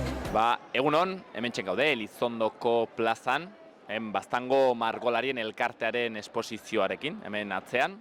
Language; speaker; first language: Basque; native; Basque